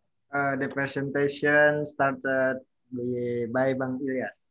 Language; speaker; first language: English; non-native, learner; Indonesian